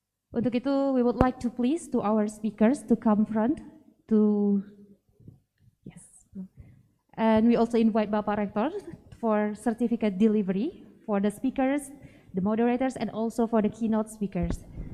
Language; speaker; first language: English; non-native, fluent; Indonesian